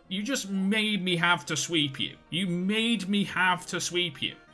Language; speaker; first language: English; native; English